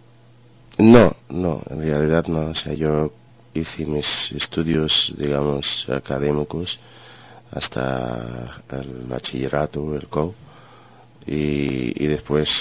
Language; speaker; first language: Spanish; non-native, fluent; Arabic